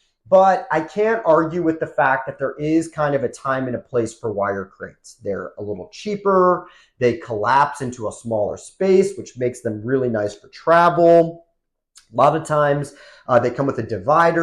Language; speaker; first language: English; native; English